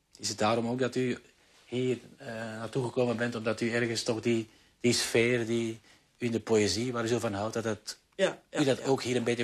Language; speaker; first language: Dutch; native; Dutch